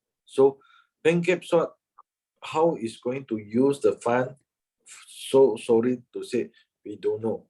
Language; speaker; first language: English; non-native, fluent; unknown